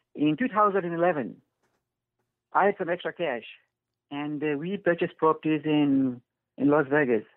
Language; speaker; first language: English; non-native, fluent; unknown